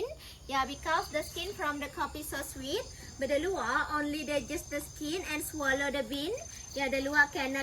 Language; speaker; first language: English; non-native, fluent; Indonesian